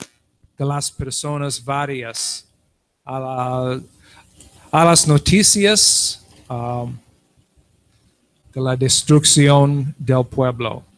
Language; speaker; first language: Spanish; non-native, learner; English